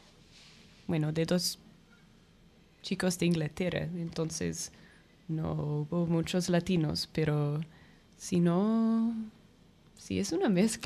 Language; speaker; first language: Spanish; non-native, fluent; English